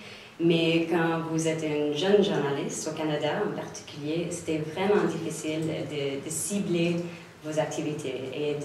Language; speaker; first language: French; non-native, local second language; English